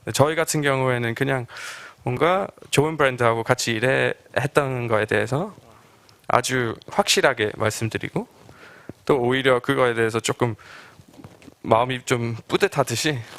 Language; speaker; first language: Korean; non-native, fluent; English